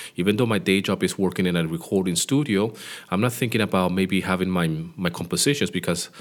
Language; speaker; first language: English; non-native, fluent; Greek